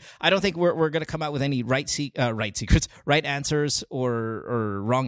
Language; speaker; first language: English; non-native, local second language; Filipino